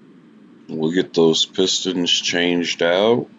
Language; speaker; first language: English; native; English